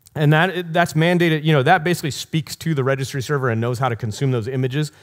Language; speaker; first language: English; native; English